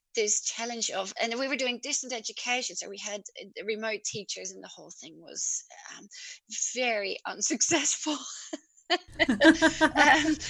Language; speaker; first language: English; non-native, fluent; Dutch